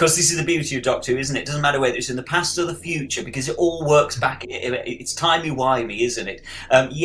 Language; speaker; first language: English; native; English